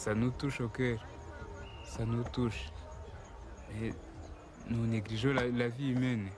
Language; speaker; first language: French; non-native, local second language; Kinyarwanda